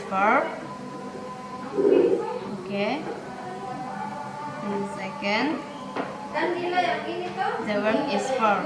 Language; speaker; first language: English; non-native, learner; Indonesian